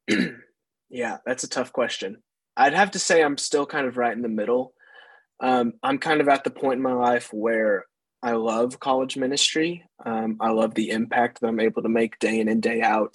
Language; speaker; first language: English; native; English